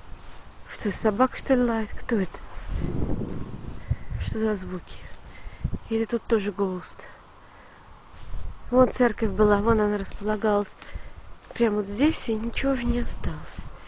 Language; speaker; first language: Russian; native; Russian